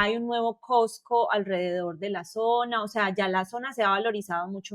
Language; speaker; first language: Spanish; native; Spanish